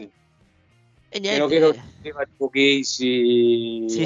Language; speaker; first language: Italian; native; Italian